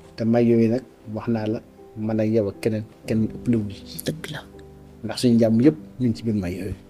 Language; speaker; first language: Wolof; native; Wolof